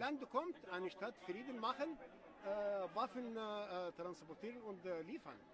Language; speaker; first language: German; non-native, learner; Arabic